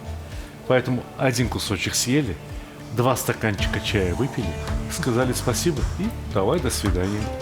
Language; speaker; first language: Russian; native; Russian